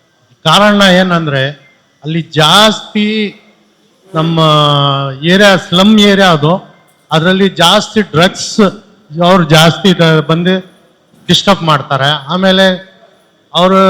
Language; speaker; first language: Kannada; non-native, local second language; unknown